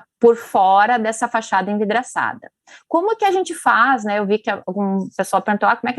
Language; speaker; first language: Portuguese; native; Portuguese